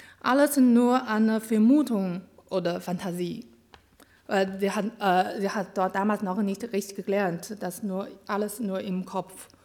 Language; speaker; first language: German; non-native, learner; Chinese